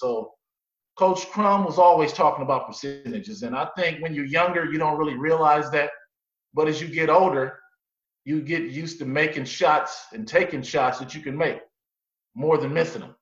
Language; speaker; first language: English; native; English